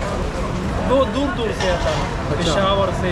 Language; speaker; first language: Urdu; non-native, local second language; Pashto